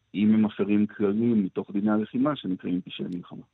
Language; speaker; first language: Hebrew; non-native, fluent; Russian